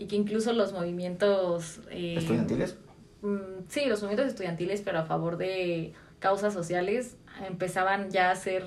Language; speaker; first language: Spanish; native; Spanish